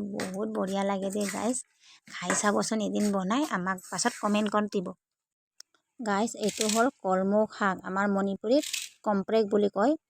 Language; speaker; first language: Assamese; non-native, local second language; Manipuri